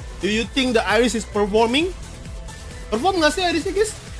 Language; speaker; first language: English; non-native, fluent; Indonesian